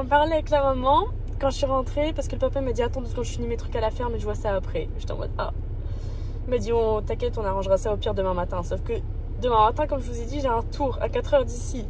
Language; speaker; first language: French; native; French